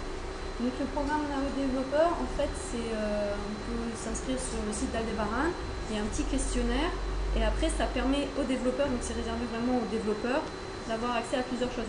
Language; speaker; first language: French; native; French